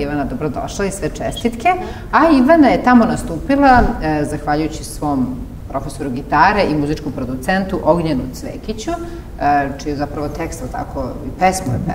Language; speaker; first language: Serbian; native; Serbian